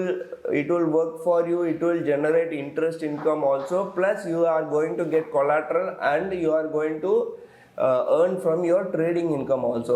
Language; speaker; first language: English; non-native, local second language; Tamil